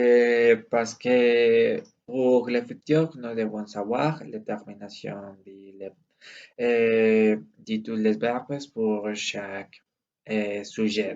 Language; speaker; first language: French; non-native, learner; Spanish